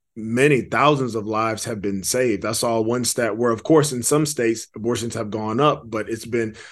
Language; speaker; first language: English; native; English